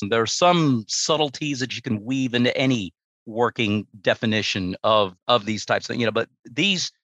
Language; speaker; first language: English; native; English